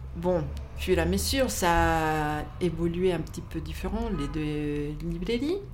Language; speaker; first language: French; non-native, fluent; Spanish